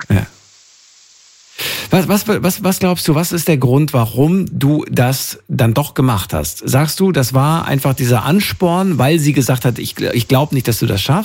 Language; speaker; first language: German; native; German